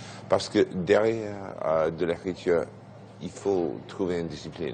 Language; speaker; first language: French; non-native, fluent; English